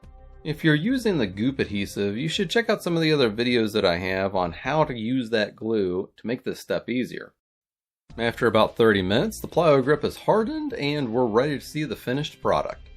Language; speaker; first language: English; native; English